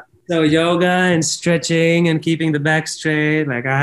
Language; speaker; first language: English; non-native, fluent; Latvian